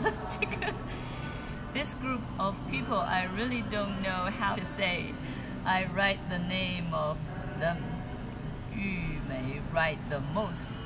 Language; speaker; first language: English; non-native, fluent; Chinese